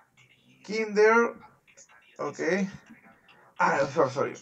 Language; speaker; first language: English; non-native, fluent; Spanish